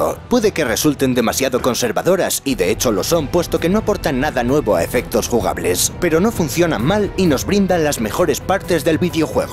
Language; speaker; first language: Spanish; native; Spanish